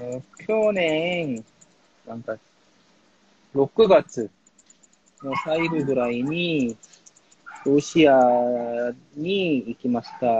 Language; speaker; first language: Japanese; non-native, fluent; Korean